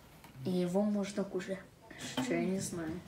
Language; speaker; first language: Russian; early bilingual, heritage; English